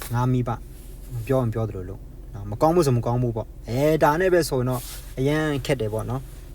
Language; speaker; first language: Burmese; non-native, local second language; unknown